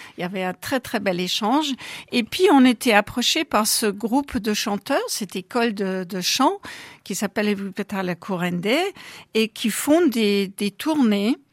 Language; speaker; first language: French; non-native, fluent; German